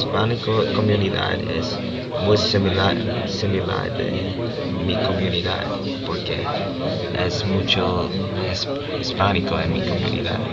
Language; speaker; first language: Spanish; non-native, learner; English